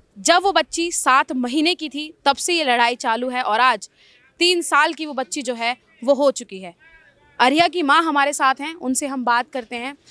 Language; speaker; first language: Hindi; native; Hindi